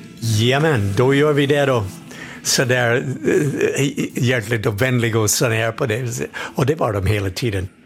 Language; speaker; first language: Swedish; non-native, fluent; English